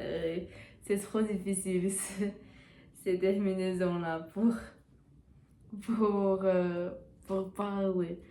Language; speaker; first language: French; non-native, learner; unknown